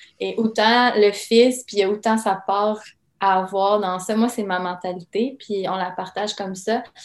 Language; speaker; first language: French; early bilingual, other home language; Serbian